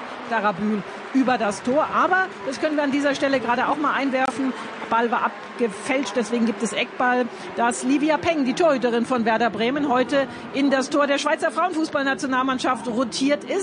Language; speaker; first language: German; native; German